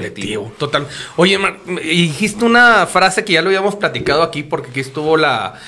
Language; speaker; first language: Spanish; native; Spanish